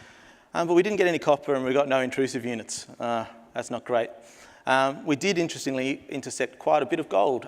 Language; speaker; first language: English; native; English